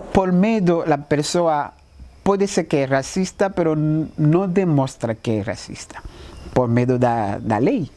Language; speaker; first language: Portuguese; non-native, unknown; Haitian Creole